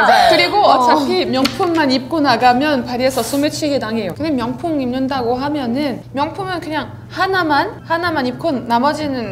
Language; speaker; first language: Korean; non-native, fluent; French